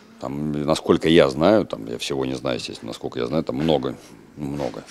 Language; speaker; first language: Russian; native; Russian